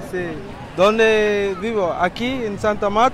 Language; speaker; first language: Spanish; non-native, learner; English